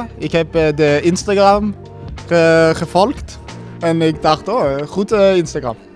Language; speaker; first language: Dutch; non-native, learner; Norwegian